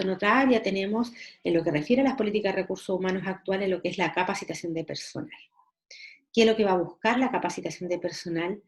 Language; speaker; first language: Spanish; native; Spanish